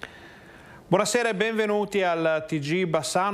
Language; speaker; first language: Italian; native; Italian